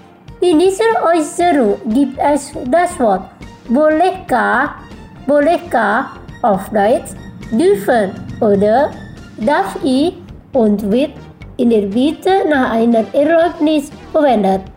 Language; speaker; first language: German; non-native, fluent; Indonesian